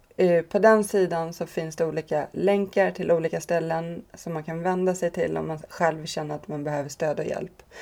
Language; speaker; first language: Swedish; native; Swedish